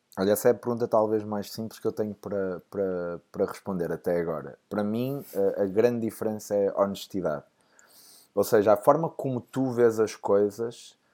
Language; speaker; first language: Portuguese; native; Portuguese